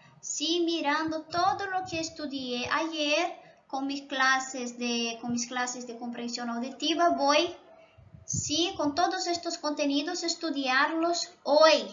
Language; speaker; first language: Spanish; non-native, local second language; Portuguese